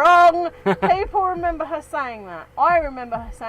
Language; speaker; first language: English; native; English